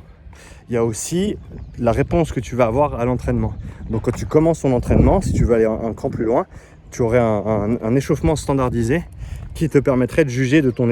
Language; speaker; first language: French; native; French